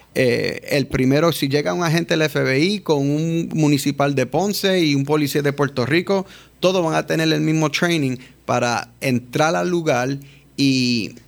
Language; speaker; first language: Spanish; early bilingual, heritage; Spanish